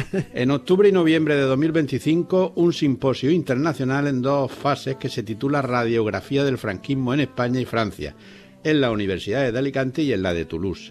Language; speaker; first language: Spanish; native; Spanish